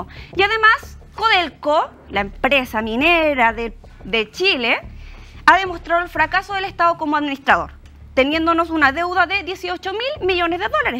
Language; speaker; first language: Spanish; native; Spanish